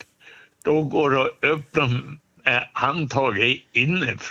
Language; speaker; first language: Swedish; native; Swedish